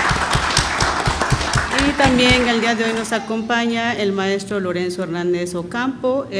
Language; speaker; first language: Spanish; non-native, local second language; Mixtepec Mixtec